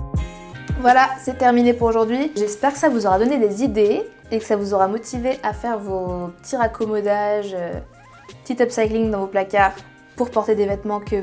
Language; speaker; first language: French; native; French